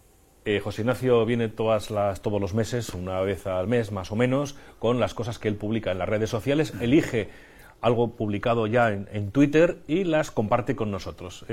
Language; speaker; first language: Spanish; native; Spanish